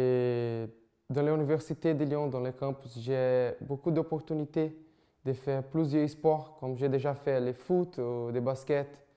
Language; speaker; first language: French; non-native, fluent; Portuguese